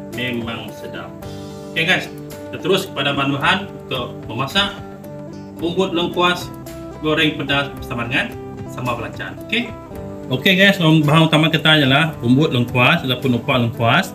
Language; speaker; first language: Malay; non-native, local second language; Iban